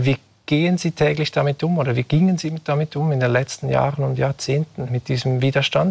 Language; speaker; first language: German; native; German